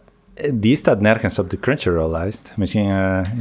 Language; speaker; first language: Dutch; non-native, fluent; Spanish